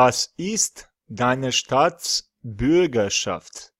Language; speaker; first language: German; non-native, fluent; Serbian